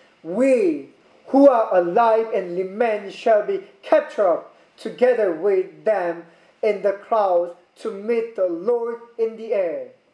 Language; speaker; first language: English; non-native, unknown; Korean